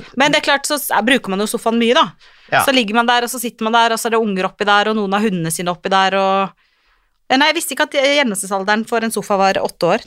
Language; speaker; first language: Norwegian; native; Norwegian